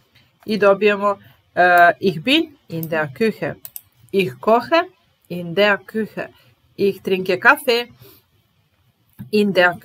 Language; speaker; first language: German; non-native, fluent; Serbian